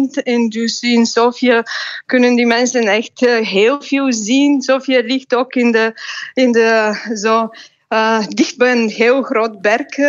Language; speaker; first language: Dutch; non-native, fluent; Bulgarian